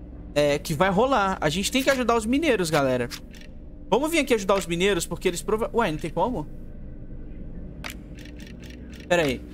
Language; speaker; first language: Portuguese; native; Portuguese